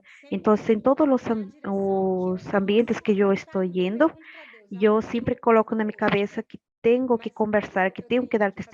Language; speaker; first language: Spanish; non-native, learner; Portuguese